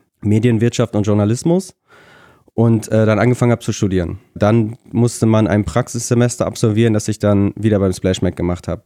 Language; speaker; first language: German; early bilingual, other home language; Russian